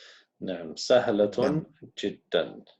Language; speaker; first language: Arabic; non-native, fluent; English